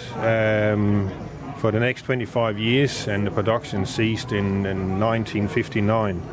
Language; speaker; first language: English; non-native, fluent; Danish